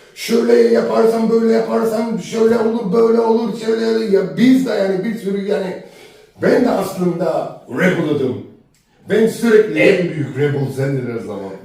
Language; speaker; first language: Turkish; native; Turkish